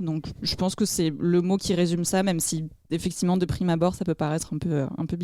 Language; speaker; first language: French; native; French